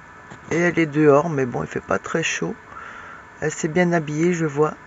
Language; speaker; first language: French; native; French